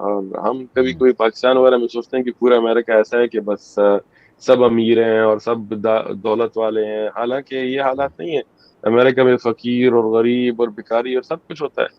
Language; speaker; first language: Urdu; early bilingual, heritage; Urdu